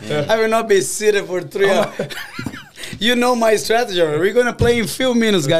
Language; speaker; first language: English; non-native, fluent; Portuguese